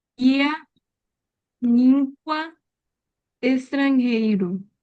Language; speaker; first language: Portuguese; non-native, learner; Spanish